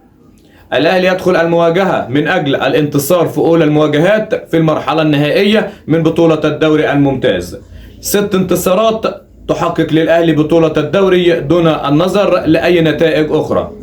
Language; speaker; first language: Arabic; native; Arabic